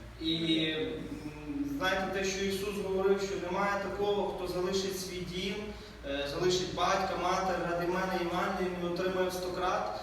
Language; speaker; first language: Ukrainian; native; Ukrainian